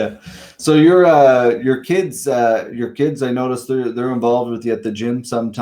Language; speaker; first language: English; native; English